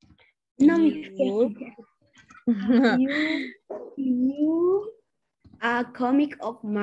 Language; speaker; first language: English; non-native, learner; Spanish